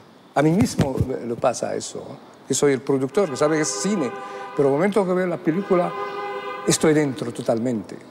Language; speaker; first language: Spanish; non-native, fluent; Arabic